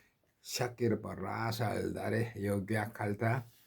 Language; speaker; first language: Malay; non-native, learner; Korean